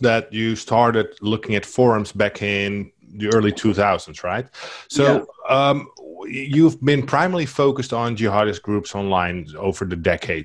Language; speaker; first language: English; non-native, fluent; Dutch